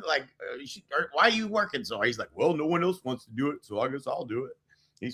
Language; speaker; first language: English; native; English